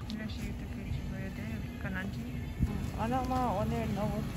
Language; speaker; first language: Korean; non-native, learner; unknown